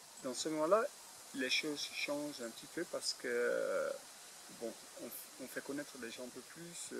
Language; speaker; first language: French; non-native, fluent; Dutch